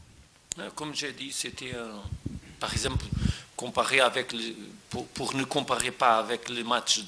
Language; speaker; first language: French; non-native, fluent; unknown